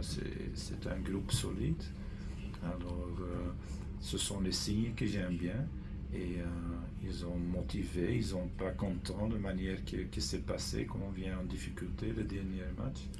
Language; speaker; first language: French; non-native, fluent; Dutch